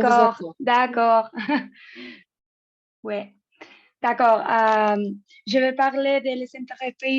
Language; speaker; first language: French; non-native, learner; Spanish